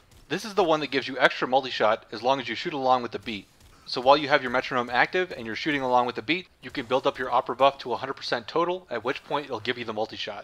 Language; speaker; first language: English; native; English